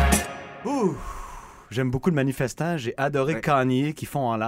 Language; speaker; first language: French; native; French